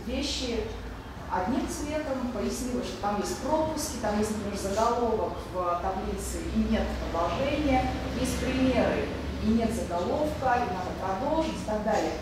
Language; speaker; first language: Russian; native; Russian